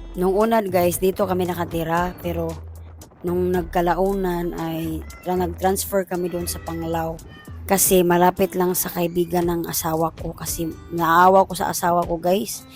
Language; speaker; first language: Filipino; non-native, local second language; Cebuano